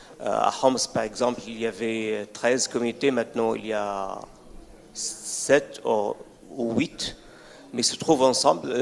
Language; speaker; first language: French; non-native, fluent; Arabic